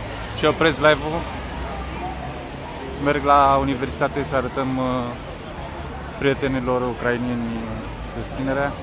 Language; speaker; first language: Romanian; native; Romanian